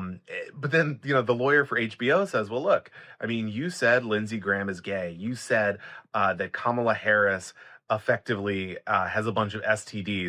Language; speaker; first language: English; native; English